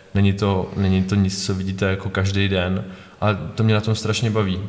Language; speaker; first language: Czech; native; Czech